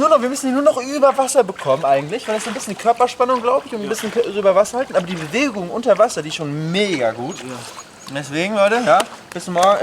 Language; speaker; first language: German; native; German